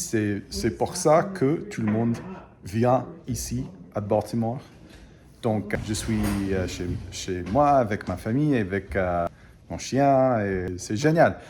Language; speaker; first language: French; non-native, fluent; English